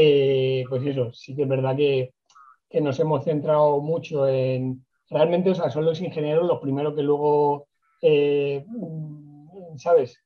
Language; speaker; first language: Spanish; native; Spanish